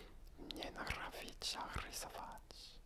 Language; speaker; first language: Russian; non-native, learner; French